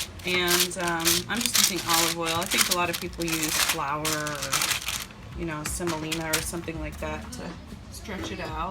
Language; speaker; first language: English; native; English